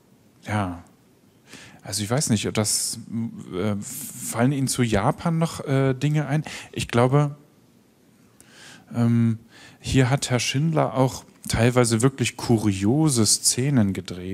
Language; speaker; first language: German; native; German